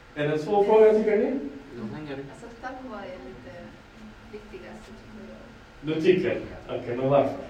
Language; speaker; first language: Swedish; non-native, fluent; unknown